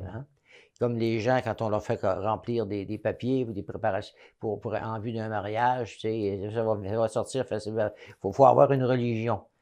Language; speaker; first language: French; native; French